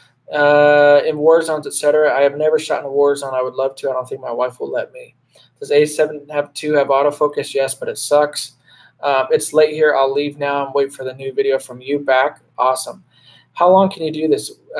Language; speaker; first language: English; native; English